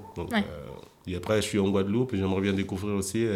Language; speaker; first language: French; non-native, fluent; Portuguese